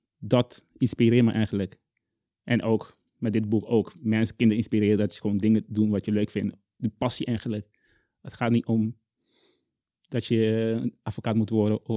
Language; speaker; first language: Dutch; non-native, local second language; Papiamento